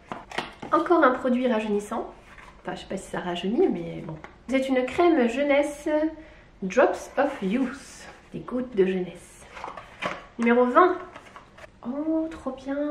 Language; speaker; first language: French; native; French